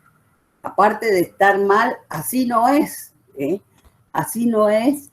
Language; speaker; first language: Spanish; native; Spanish